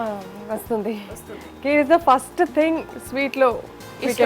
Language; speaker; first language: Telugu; non-native, local second language; Kannada